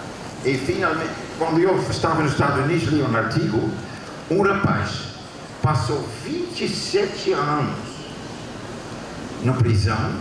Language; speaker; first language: Portuguese; non-native, fluent; Dutch